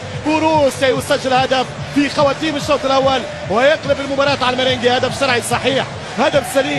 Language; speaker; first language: Arabic; native; Arabic